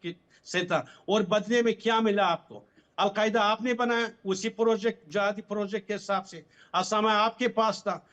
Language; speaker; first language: Hindi; non-native, fluent; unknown